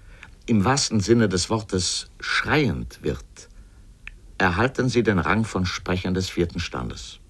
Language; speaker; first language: German; native; German